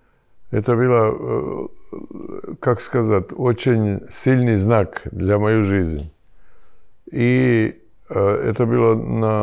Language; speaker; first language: Russian; non-native, learner; Serbian